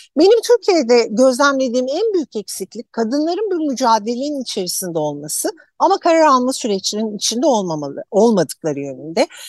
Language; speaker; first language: Turkish; native; Turkish